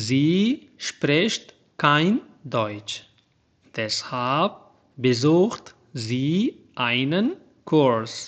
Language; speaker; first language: German; non-native, fluent; Urdu